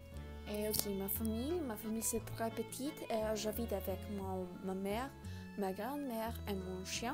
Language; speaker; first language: French; non-native, learner; Spanish